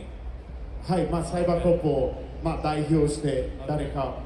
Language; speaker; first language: Japanese; non-native, fluent; Portuguese